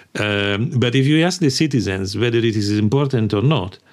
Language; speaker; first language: English; non-native, fluent; Hungarian